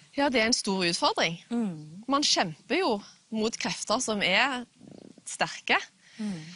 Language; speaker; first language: Norwegian; native; Norwegian